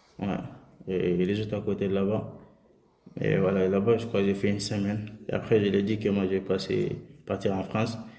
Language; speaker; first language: French; non-native, local second language; Soninke